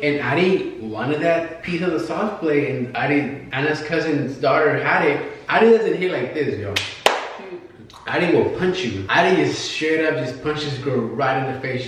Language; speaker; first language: English; non-native, fluent; Spanish